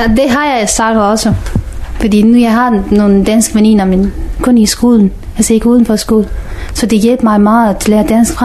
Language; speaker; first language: Danish; non-native, learner; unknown